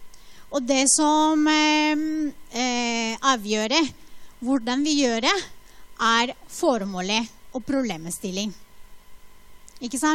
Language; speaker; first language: Norwegian; non-native, fluent; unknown